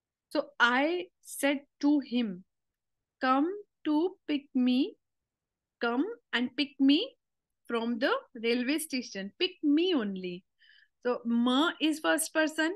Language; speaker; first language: English; non-native, local second language; Hindi